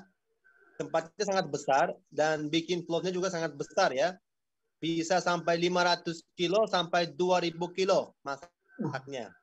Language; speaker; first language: Indonesian; non-native, fluent; Uzbek